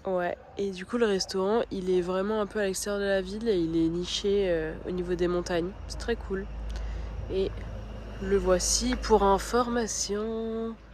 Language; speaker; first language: French; native; French